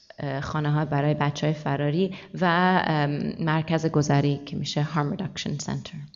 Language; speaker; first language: Persian; early bilingual, heritage; Persian